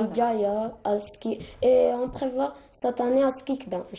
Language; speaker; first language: French; non-native, learner; Arabic